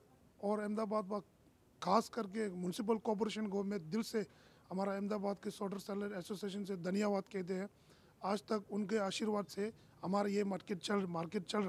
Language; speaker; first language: Hindi; non-native, local second language; Tibetan